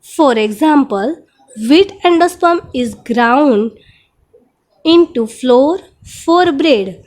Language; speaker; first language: English; non-native, local second language; Gujarati